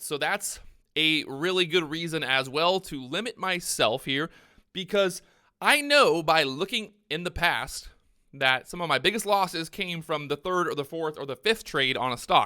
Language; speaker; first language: English; native; English